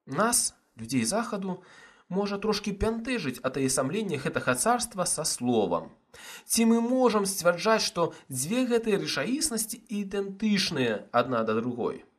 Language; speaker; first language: Belarusian; non-native, local second language; Russian